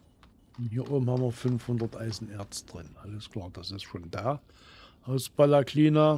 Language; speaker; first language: German; native; German